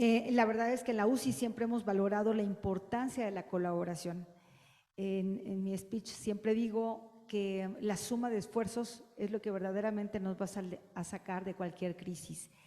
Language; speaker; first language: Spanish; native; Spanish